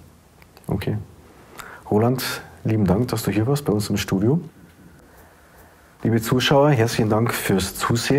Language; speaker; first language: German; native; German